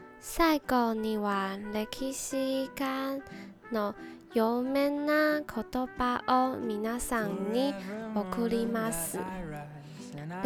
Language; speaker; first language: Japanese; non-native, learner; Chinese